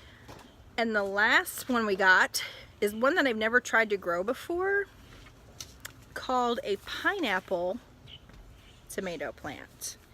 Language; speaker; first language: English; native; English